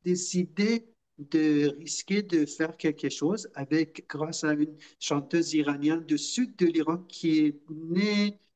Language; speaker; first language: French; non-native, fluent; Persian